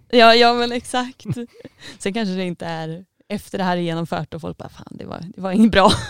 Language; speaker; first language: Swedish; native; Swedish